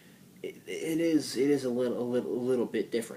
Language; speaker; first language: English; native; English